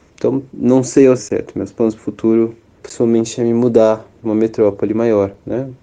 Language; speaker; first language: Portuguese; native; Portuguese